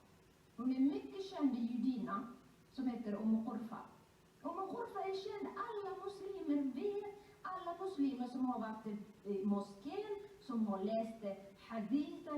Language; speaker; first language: Swedish; non-native, fluent; Somali